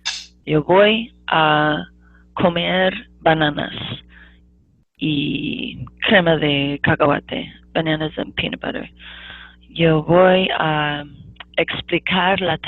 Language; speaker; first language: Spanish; non-native, fluent; English